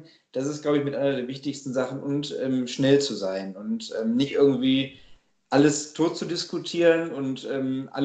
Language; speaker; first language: German; native; German